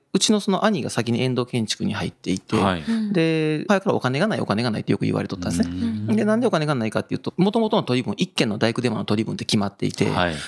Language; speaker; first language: Japanese; native; Japanese